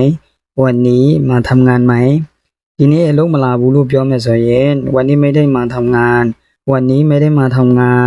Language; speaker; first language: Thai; non-native, fluent; Burmese